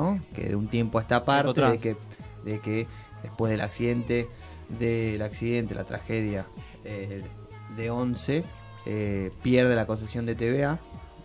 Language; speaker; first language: Spanish; native; Spanish